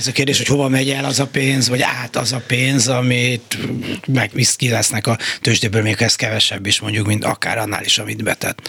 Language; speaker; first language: Hungarian; native; Hungarian